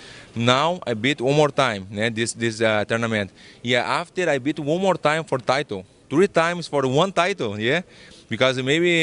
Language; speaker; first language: English; non-native, learner; Portuguese